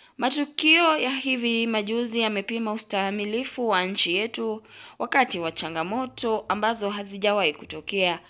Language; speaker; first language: Swahili; non-native, local second language; Gusii